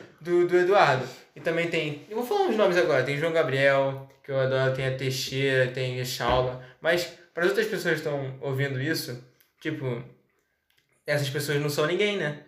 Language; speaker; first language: Portuguese; native; Portuguese